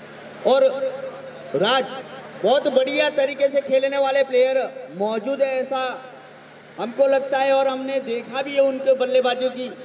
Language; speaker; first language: Hindi; non-native, local second language; Gujarati